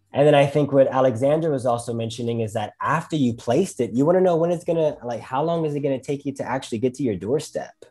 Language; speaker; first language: English; native; English